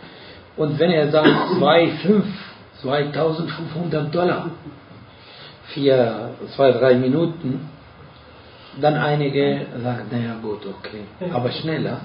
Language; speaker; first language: German; non-native, fluent; Arabic